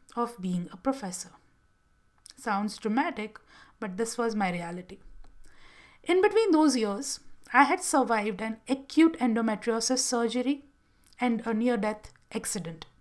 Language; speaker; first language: English; non-native, local second language; Gujarati